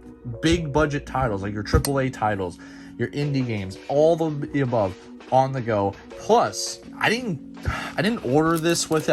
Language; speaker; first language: English; native; English